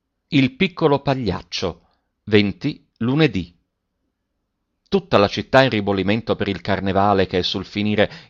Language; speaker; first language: Italian; native; Italian